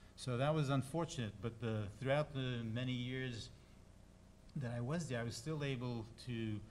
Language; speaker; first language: English; native; English